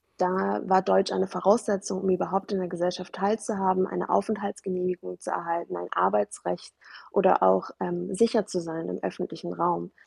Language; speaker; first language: German; early bilingual, other home language; Persian